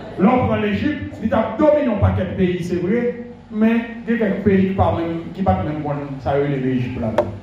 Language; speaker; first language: French; non-native, local second language; Haitian Creole